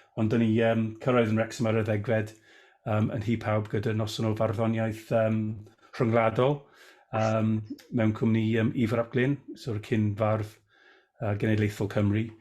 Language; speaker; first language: Welsh; non-native, local second language; English